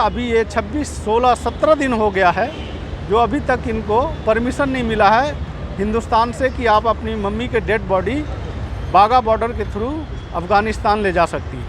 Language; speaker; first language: Hindi; native; Hindi